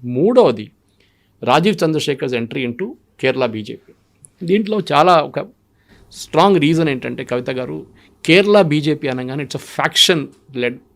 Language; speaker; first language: Telugu; non-native, local second language; Malayalam